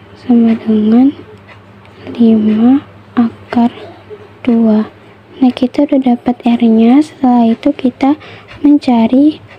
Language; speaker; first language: Indonesian; native; Indonesian